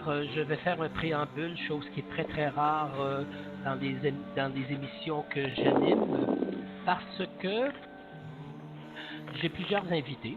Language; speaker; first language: French; native; French